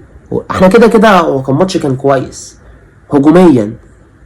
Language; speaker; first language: Arabic; native; Arabic